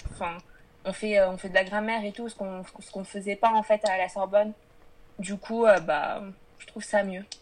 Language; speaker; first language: French; early bilingual, other home language; Polish